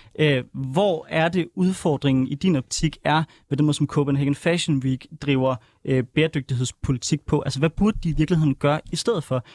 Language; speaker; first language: Danish; native; Danish